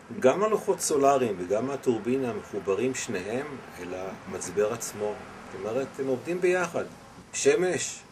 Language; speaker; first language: Hebrew; native; Hebrew